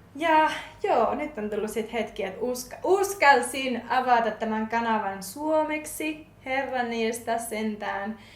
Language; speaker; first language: Finnish; native; Finnish